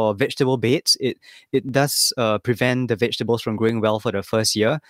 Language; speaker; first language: English; native; English